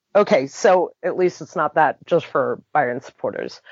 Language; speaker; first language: English; early bilingual, other home language; German